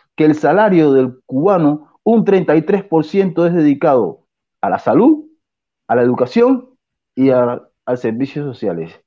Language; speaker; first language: Spanish; native; Spanish